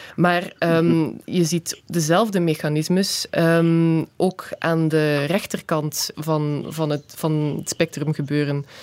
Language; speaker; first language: Dutch; native; Dutch